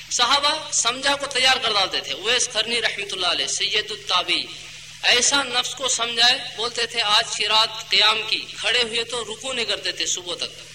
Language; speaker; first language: Urdu; native; Urdu